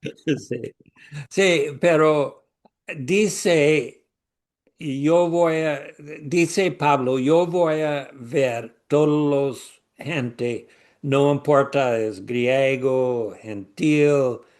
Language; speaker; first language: Spanish; non-native, learner; English